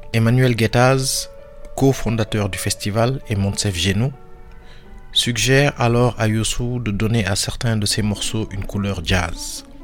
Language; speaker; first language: French; non-native, local second language; Wolof